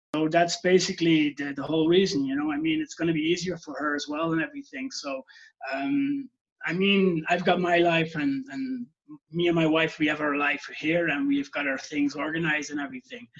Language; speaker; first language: English; non-native, fluent; Dutch